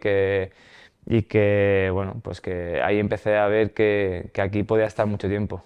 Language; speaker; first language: Spanish; native; Spanish